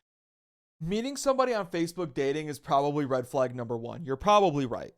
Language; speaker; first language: English; native; English